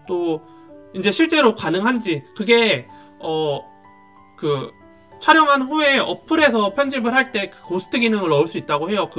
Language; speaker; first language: Korean; native; Korean